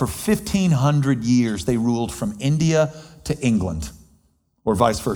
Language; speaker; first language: English; native; English